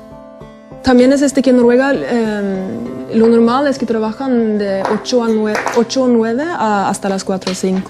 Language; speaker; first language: Spanish; non-native, fluent; Norwegian